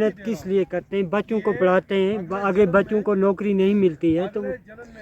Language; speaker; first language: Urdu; non-native, local second language; Kashmiri